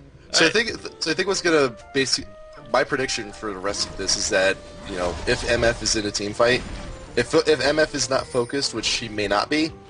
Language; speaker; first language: English; native; English